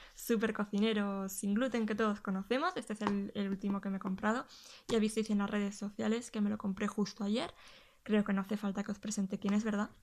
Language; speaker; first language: Spanish; native; Spanish